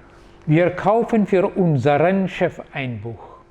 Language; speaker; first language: German; non-native, fluent; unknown